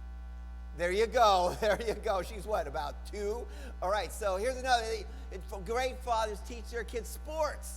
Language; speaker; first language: English; native; English